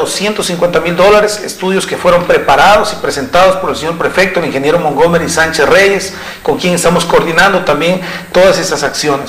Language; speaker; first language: Spanish; native; Spanish